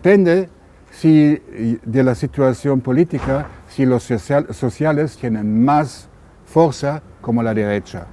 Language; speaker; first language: Spanish; non-native, learner; German